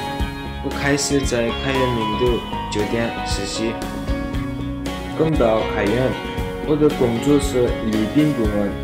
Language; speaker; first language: Chinese; non-native, learner; Nepali